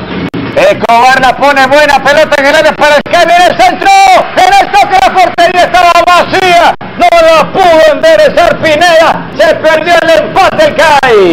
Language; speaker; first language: Spanish; native; Spanish